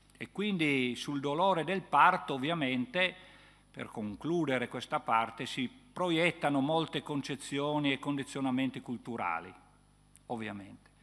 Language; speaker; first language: Italian; native; Italian